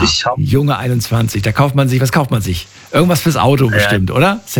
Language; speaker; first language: German; native; German